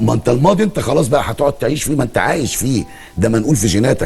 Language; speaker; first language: Arabic; native; Arabic